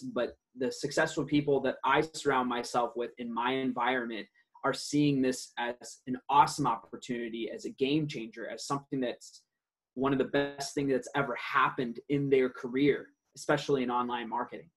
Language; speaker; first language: English; early bilingual, other home language; Aramaic